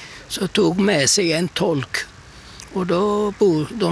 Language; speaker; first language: Swedish; non-native, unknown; Turkish